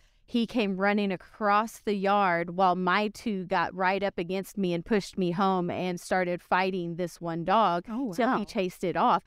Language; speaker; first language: English; native; English